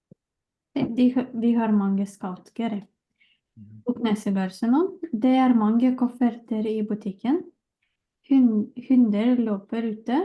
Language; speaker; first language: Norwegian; non-native, fluent; Lithuanian